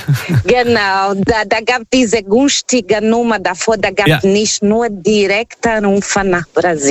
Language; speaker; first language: German; non-native, learner; Portuguese